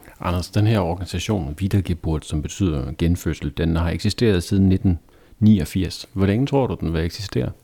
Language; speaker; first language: Danish; native; Danish